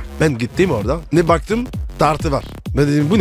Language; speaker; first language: Turkish; non-native, learner; French